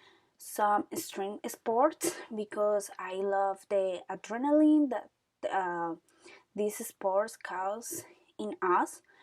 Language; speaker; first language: English; non-native, learner; Spanish